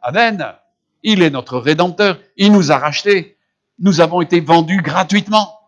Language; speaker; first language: French; native; French